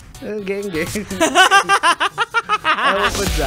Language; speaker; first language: Filipino; native; Filipino